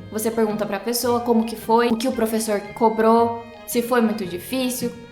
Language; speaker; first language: Portuguese; native; Portuguese